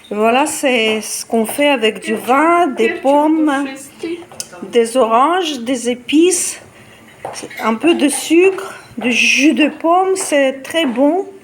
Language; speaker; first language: French; non-native, fluent; Russian